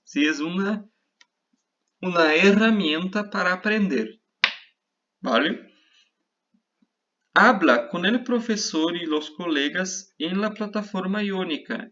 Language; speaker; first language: Spanish; non-native, fluent; Portuguese